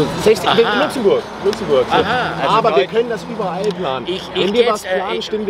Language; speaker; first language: German; native; German